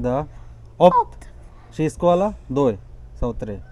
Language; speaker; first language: Romanian; non-native, learner; Bangla